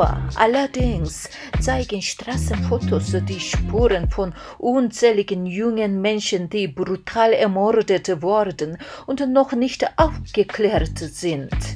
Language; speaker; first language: German; non-native, fluent; Korean